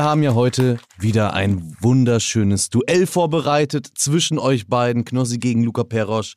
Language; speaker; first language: German; native; German